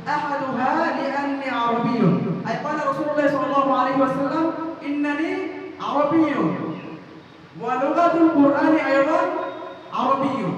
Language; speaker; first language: Arabic; non-native, fluent; Bangla